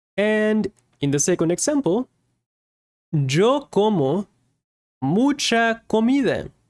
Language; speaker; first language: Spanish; non-native, fluent; English